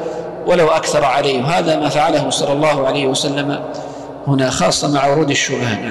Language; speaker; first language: Arabic; native; Arabic